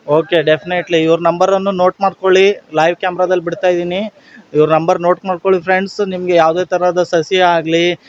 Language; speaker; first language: Kannada; native; Kannada